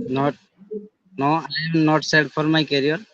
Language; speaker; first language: English; non-native, learner; Odia